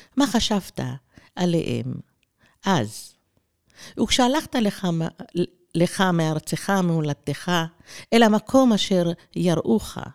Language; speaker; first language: Hebrew; early bilingual, other home language; Persian